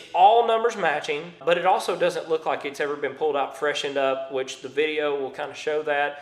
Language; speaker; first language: English; native; English